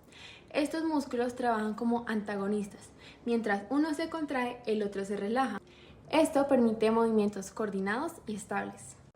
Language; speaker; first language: Spanish; native; Spanish